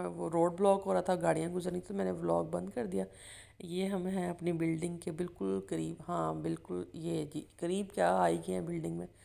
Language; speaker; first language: Urdu; non-native, local second language; Punjabi